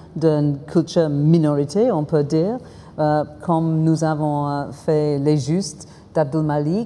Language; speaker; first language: French; non-native, fluent; English